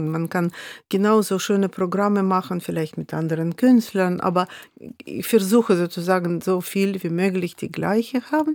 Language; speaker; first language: German; non-native, fluent; Russian